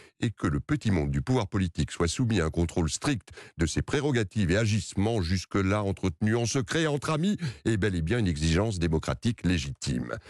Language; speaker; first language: French; native; French